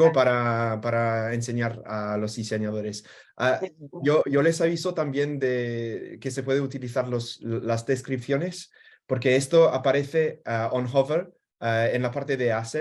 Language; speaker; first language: Spanish; non-native, fluent; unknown